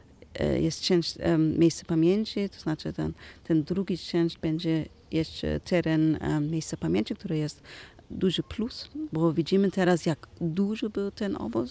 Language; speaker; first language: Polish; non-native, learner; German